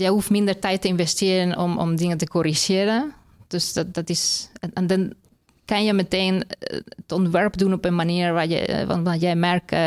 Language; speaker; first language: Dutch; non-native, fluent; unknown